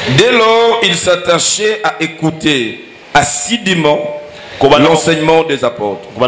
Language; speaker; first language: French; non-native, local second language; Lingala